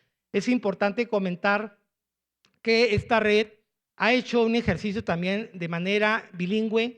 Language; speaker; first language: Spanish; native; Spanish